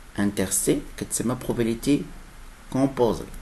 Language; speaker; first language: French; non-native, local second language; Arabic